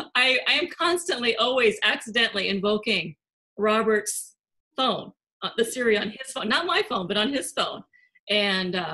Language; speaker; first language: English; native; English